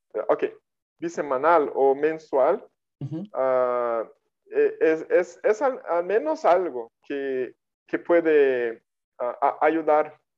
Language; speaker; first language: Spanish; non-native, fluent; Portuguese